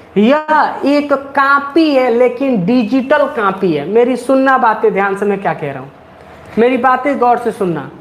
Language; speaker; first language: Hindi; native; Hindi